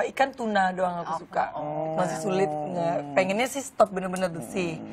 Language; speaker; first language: Indonesian; native; Indonesian